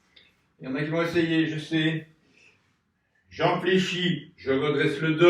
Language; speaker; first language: French; native; French